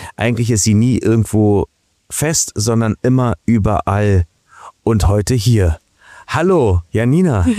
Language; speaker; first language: German; native; German